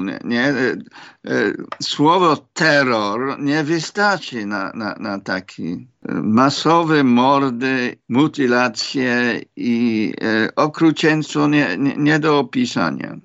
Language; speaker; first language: Polish; non-native, fluent; English